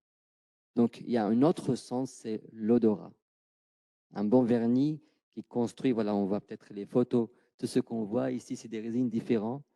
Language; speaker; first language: French; non-native, fluent; Arabic